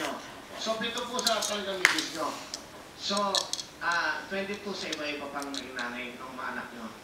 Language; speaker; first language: Filipino; native; Filipino